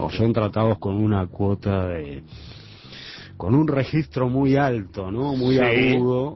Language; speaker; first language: Spanish; native; Spanish